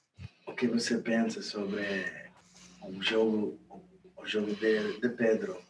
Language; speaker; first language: Portuguese; non-native, learner; English